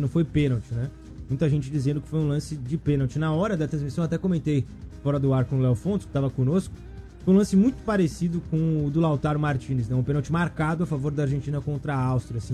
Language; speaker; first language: Portuguese; native; Portuguese